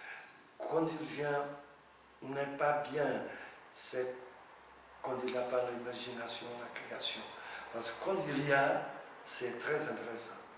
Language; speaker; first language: French; non-native, fluent; Portuguese